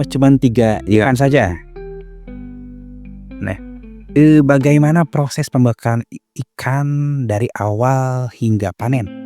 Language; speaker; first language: Indonesian; non-native, local second language; Sundanese